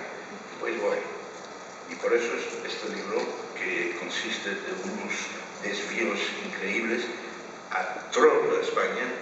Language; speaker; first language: Spanish; non-native, fluent; Dutch